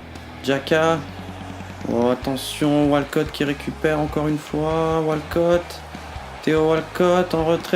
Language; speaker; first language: French; native; French